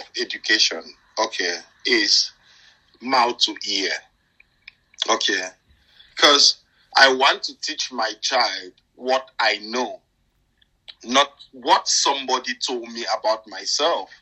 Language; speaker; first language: English; non-native, local second language; French